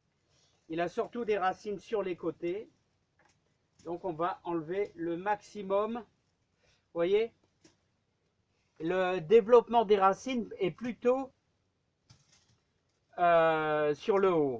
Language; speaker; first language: French; native; French